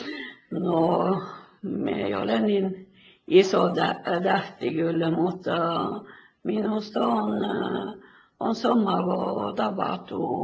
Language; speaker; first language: Finnish; early bilingual, heritage; Finnish